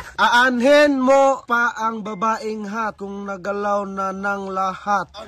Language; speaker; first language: Filipino; non-native, local second language; Cebuano